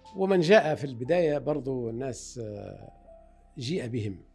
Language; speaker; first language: Arabic; native; Arabic